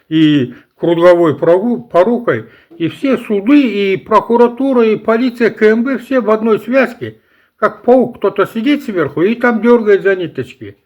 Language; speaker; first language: Russian; non-native, local second language; Kazakh